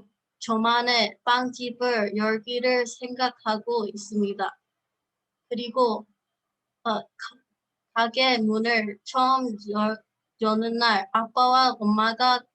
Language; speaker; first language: Korean; early bilingual, heritage; Korean